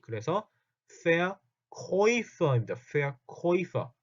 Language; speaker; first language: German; non-native, fluent; Korean